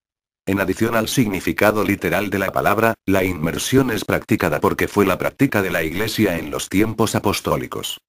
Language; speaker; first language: Spanish; native; Spanish